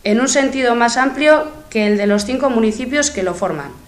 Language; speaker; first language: Spanish; native; Spanish